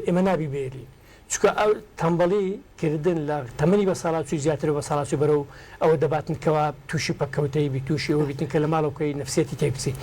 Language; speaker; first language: Central Kurdish; native; Central Kurdish